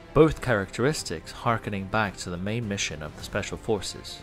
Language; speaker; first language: English; non-native, local second language; Cantonese